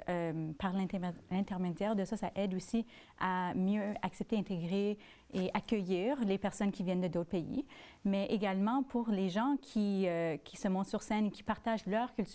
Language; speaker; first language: French; native; French